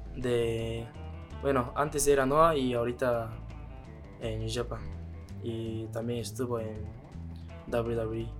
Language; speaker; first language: Spanish; non-native, learner; Japanese